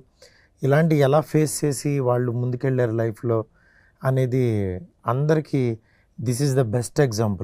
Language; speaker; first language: Telugu; native; Telugu